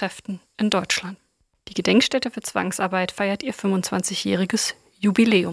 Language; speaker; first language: German; native; German